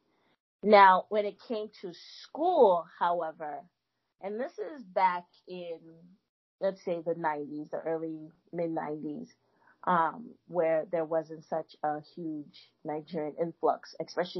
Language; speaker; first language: English; native; English